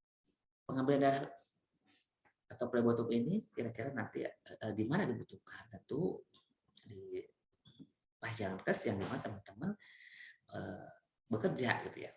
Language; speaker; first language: Indonesian; native; Indonesian